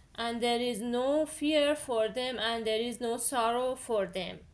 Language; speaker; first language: English; non-native, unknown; Persian